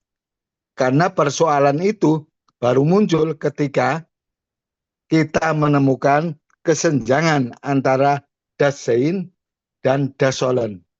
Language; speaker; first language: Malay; non-native, local second language; Javanese